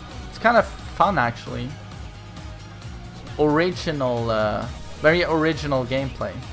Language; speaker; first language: English; non-native, fluent; Swedish